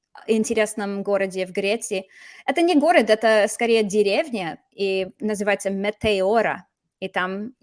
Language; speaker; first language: Russian; non-native, fluent; English